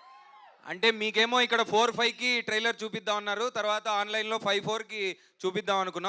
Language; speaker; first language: Telugu; native; Telugu